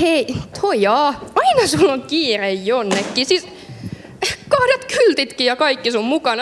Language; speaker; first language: Finnish; native; Finnish